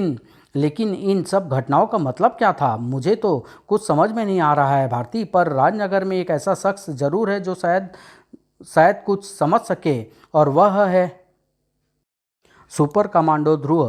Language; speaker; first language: Hindi; native; Hindi